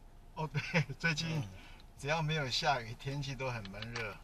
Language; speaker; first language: Chinese; native; Chinese